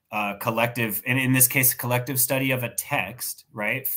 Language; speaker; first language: English; native; English